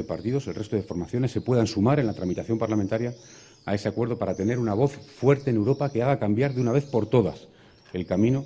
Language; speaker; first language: Spanish; native; Spanish